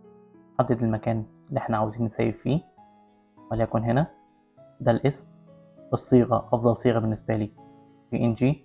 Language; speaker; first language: Arabic; native; Arabic